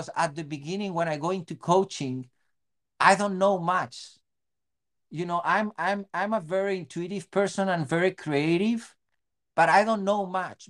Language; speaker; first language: English; non-native, fluent; Spanish